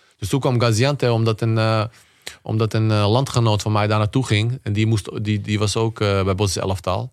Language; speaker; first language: Dutch; early bilingual, other home language; Bosnian